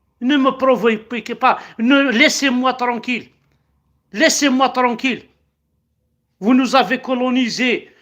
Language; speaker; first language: French; non-native, local second language; Kabyle